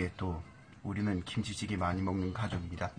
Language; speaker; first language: Korean; non-native, fluent; English